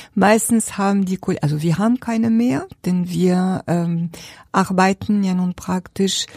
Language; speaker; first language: German; non-native, fluent; French